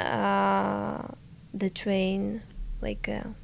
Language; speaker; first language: English; non-native, fluent; Ukrainian